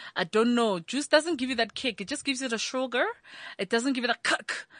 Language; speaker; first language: English; non-native, local second language; Tswana